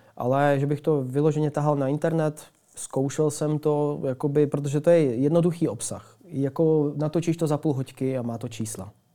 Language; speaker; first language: Czech; early bilingual, other home language; Ukrainian